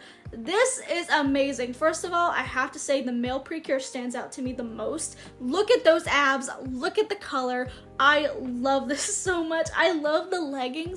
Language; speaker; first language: English; native; English